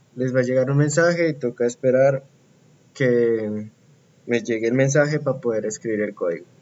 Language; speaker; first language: Spanish; native; Spanish